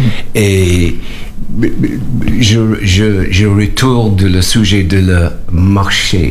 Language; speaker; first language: French; non-native, learner; English